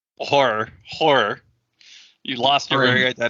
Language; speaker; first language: English; native; English